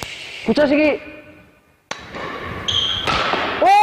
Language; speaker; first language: Korean; native; Korean